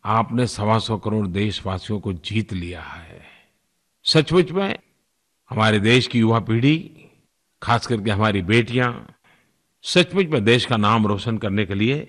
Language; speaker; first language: Hindi; non-native, local second language; Gujarati